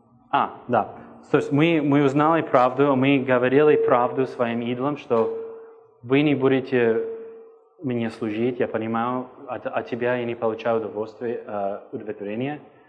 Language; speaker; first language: Russian; non-native, fluent; English